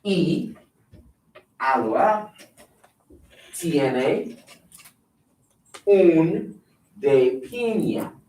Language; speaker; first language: Spanish; non-native, fluent; English